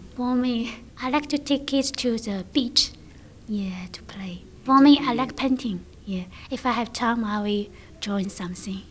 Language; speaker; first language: English; non-native, learner; Chinese